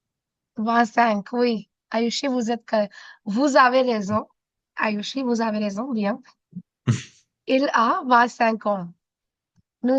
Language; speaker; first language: French; non-native, fluent; Hindi